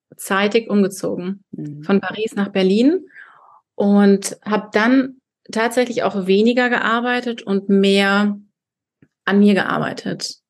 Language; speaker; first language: German; early bilingual, heritage; Russian